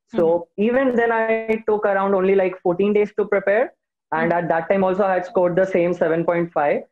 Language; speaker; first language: English; non-native, local second language; Hindi